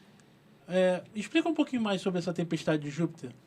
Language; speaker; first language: Portuguese; native; Portuguese